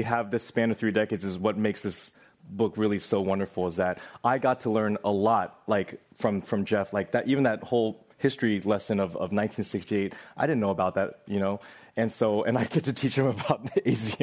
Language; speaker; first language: English; native; English